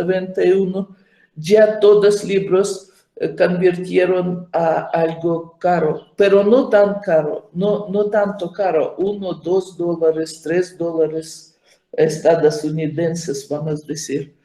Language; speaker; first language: Spanish; non-native, fluent; Ukrainian